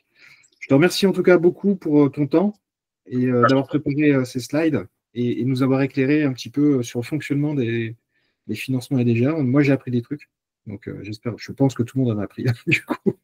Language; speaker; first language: French; native; French